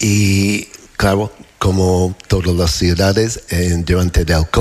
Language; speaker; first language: Spanish; non-native, learner; English